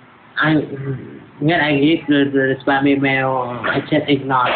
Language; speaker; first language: English; non-native, learner; Vietnamese